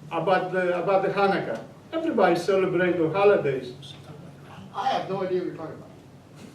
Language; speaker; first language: English; non-native, learner; Greek